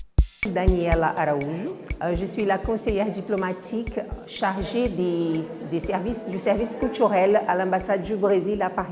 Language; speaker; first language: French; non-native, fluent; Portuguese